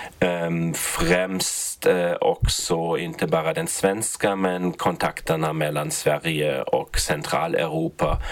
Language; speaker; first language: Swedish; non-native, fluent; German